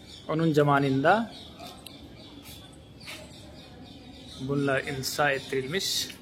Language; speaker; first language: Turkish; non-native, fluent; Hindi